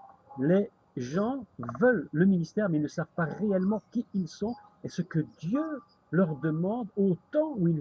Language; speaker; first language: French; native; French